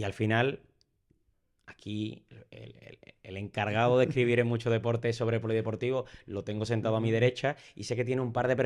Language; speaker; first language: Spanish; native; Spanish